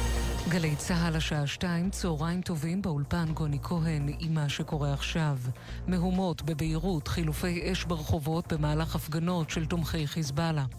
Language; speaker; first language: Hebrew; native; Hebrew